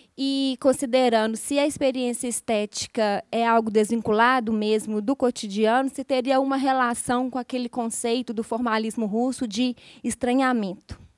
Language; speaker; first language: Portuguese; native; Portuguese